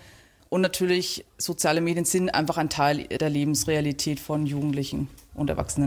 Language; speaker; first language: German; native; German